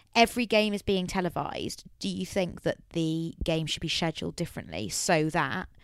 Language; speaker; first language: English; native; English